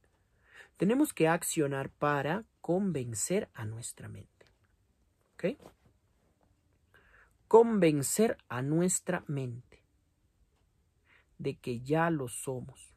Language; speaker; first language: Spanish; native; Spanish